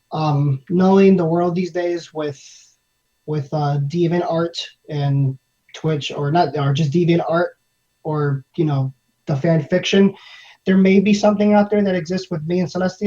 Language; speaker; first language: English; non-native, learner; French